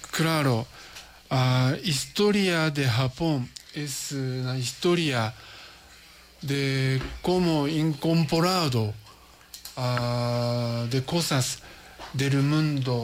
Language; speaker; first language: Spanish; non-native, learner; Japanese